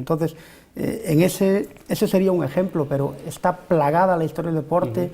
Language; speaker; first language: Spanish; native; Spanish